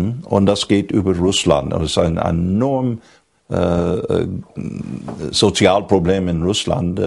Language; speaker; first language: German; non-native, fluent; English